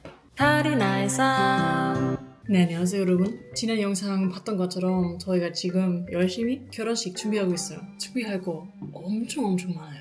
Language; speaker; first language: Korean; non-native, fluent; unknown